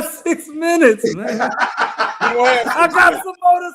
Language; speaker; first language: English; native; English